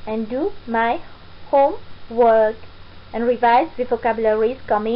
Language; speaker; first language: English; non-native, fluent; French